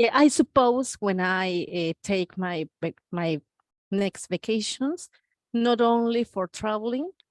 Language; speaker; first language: English; non-native, learner; Spanish